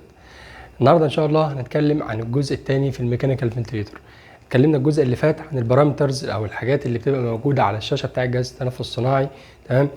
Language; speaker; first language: Arabic; native; Arabic